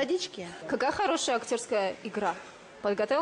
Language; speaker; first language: Russian; native; Russian